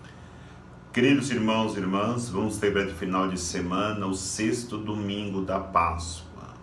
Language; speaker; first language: Portuguese; native; Portuguese